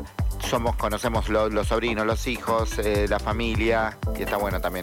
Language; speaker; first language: Spanish; native; Spanish